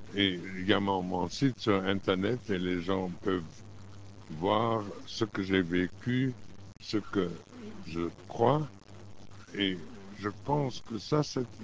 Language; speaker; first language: French; non-native, fluent; German